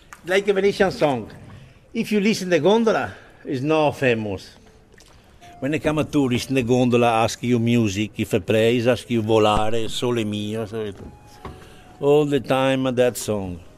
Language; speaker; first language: English; non-native, learner; Italian